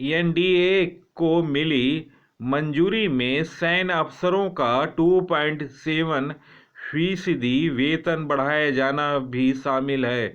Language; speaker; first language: Hindi; native; Hindi